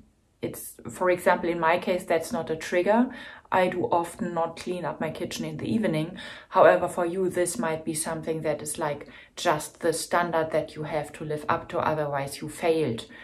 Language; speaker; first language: English; non-native, fluent; German